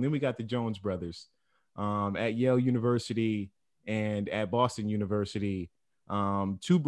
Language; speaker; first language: English; native; English